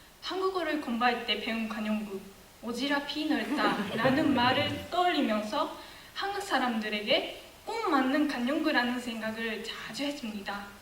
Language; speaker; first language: Korean; non-native, fluent; Japanese